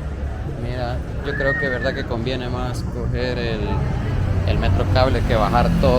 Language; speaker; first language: Spanish; early bilingual, heritage; Spanish